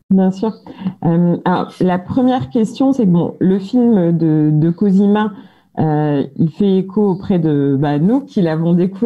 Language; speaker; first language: French; native; French